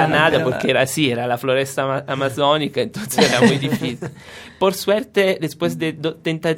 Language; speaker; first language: Spanish; non-native, fluent; Italian